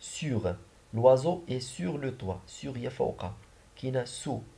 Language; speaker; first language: French; non-native, local second language; Arabic